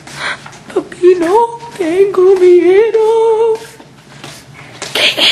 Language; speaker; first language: Spanish; non-native, learner; English